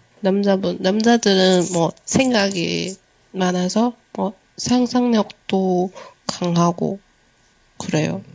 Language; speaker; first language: Korean; non-native, learner; Chinese